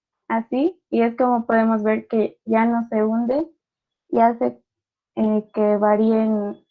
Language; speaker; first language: Spanish; native; Spanish